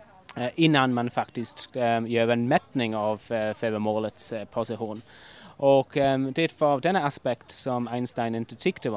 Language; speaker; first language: Swedish; non-native, fluent; English